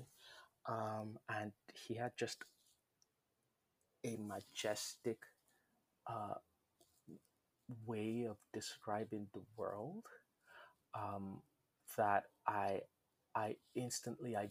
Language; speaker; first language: English; non-native, local second language; Yoruba